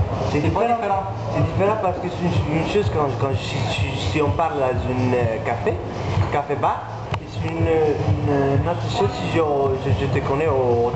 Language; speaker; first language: French; non-native, learner; Romanian